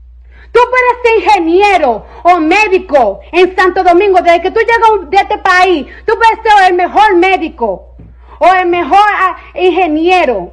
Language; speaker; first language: Spanish; early bilingual, heritage; Spanish